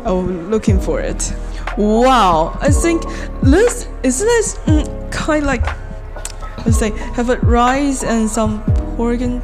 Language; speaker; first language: English; non-native, learner; Chinese